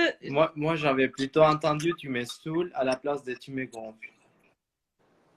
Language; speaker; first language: French; non-native, fluent; Spanish